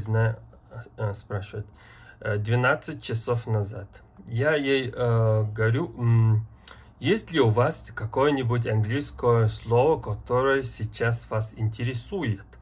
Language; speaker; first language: Russian; non-native, learner; Mongolian